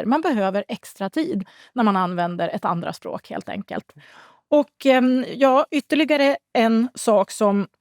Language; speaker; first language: Swedish; native; Swedish